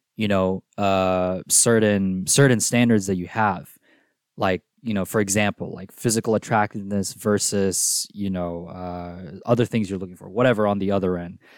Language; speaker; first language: English; non-native, local second language; Filipino